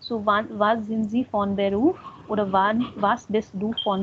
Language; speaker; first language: German; non-native, learner; Hindi